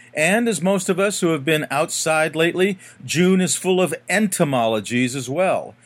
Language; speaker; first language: English; native; English